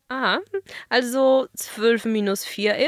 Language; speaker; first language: German; non-native, fluent; Polish